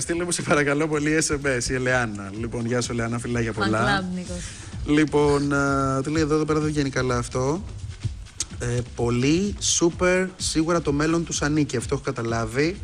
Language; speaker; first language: Greek; native; Greek